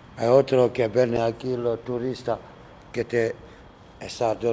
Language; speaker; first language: Spanish; non-native, learner; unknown